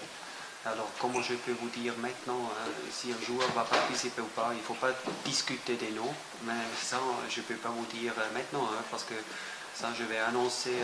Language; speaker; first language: French; non-native, fluent; German